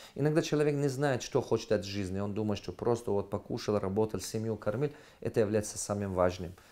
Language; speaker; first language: Russian; non-native, local second language; Tajik